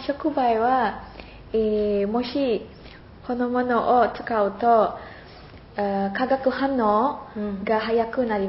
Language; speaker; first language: Japanese; non-native, learner; Indonesian